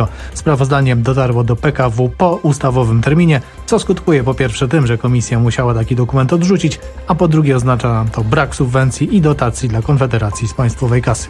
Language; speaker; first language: Polish; native; Polish